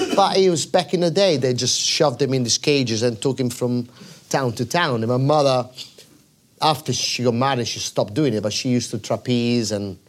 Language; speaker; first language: English; non-native, fluent; Italian